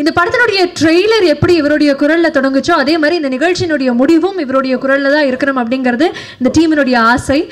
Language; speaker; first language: Tamil; native; Tamil